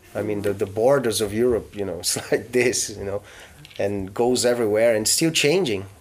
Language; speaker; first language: English; non-native, fluent; Portuguese